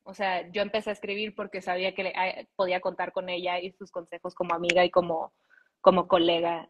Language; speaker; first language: Spanish; early bilingual, heritage; Spanish